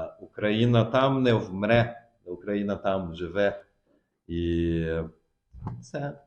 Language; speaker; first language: Ukrainian; early bilingual, heritage; Portuguese